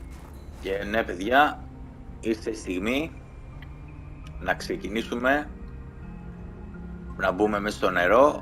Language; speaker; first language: Greek; native; Greek